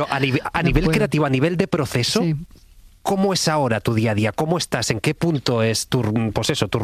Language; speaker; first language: Spanish; native; Spanish